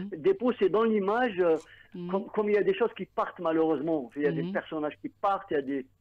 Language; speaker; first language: French; non-native, local second language; Arabic